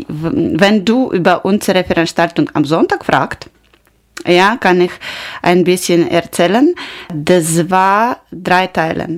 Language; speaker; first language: German; non-native, learner; Ukrainian